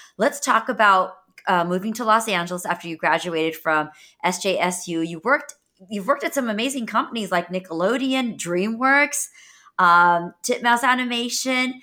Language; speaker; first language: English; native; English